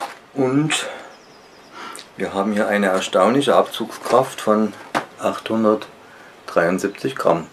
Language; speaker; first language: German; native; German